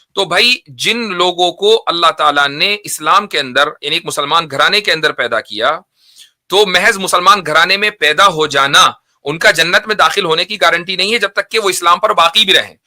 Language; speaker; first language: Urdu; native; Urdu